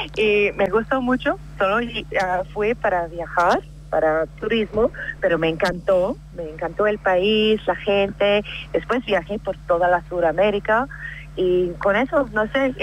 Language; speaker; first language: Spanish; non-native, fluent; English